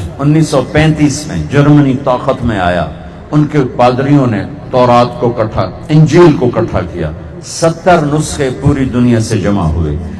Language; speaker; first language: Urdu; non-native, local second language; Punjabi